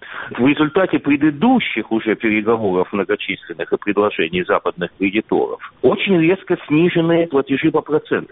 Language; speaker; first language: Russian; native; Russian